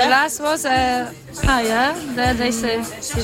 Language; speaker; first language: English; non-native, learner; German